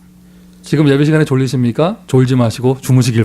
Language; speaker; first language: Korean; native; Korean